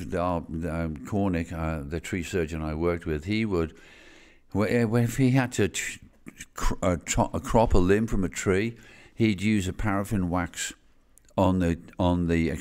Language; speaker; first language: English; native; English